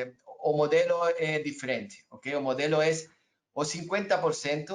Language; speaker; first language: Portuguese; non-native, learner; Spanish